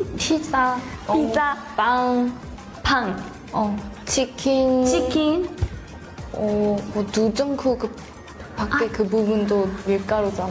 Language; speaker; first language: Korean; non-native, learner; Chinese